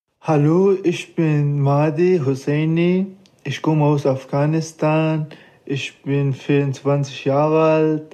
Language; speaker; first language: German; non-native, learner; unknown